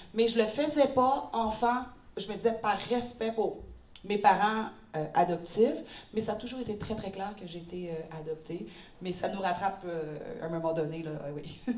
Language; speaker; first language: French; native; French